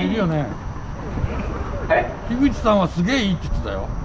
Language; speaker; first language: Japanese; native; Japanese